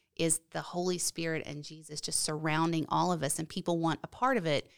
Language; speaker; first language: English; native; English